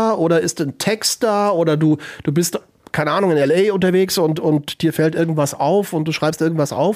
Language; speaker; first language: German; native; German